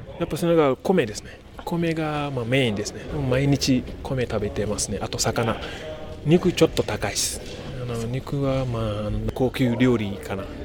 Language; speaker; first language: Japanese; non-native, fluent; Wolof